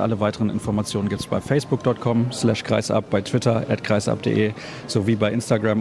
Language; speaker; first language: German; native; German